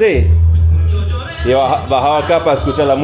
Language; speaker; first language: Spanish; non-native, learner; English